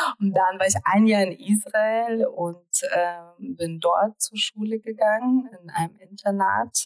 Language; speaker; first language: German; early bilingual, other home language; Russian